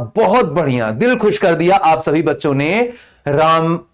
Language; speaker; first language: Hindi; native; Hindi